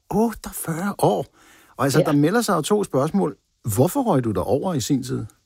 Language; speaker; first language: Danish; native; Danish